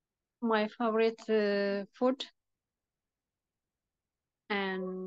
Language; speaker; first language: English; non-native, learner; Tigrinya